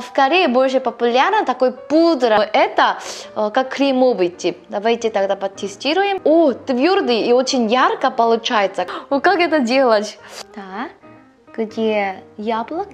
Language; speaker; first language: Russian; non-native, learner; Korean